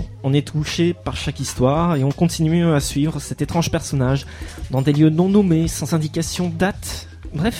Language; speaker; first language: French; native; French